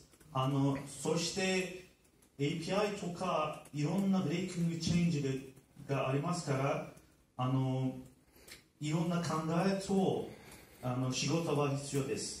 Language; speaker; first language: Japanese; non-native, learner; Turkish